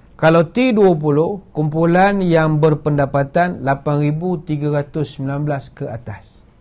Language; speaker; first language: Malay; native; Malay